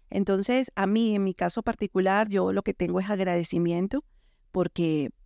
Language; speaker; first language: Spanish; native; Spanish